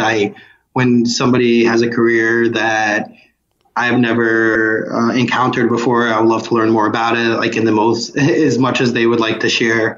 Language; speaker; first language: English; native; English